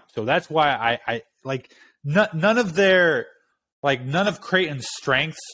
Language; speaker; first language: English; native; English